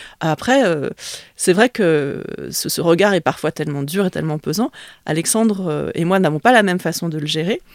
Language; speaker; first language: French; early bilingual, other home language; Vietnamese